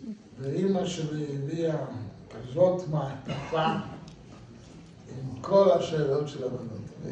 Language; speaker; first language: Hebrew; non-native, fluent; Yiddish